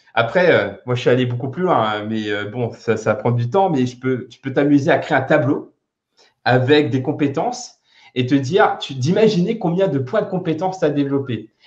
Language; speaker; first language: French; native; French